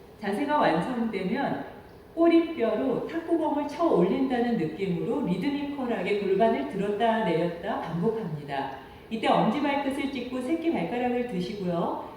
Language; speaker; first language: Korean; native; Korean